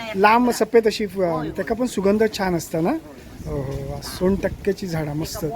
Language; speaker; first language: Marathi; native; Marathi